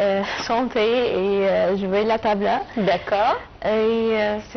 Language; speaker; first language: French; non-native, learner; Arabic